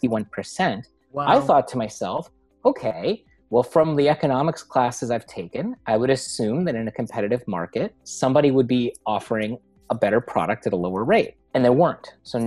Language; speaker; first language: English; native; English